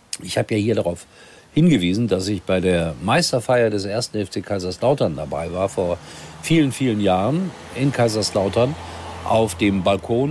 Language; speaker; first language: German; native; German